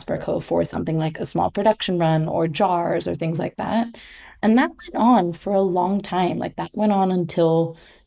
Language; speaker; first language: English; non-native, local second language; Hindi